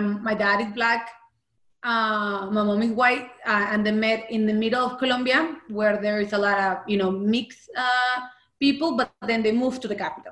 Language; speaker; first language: English; early bilingual, other home language; Spanish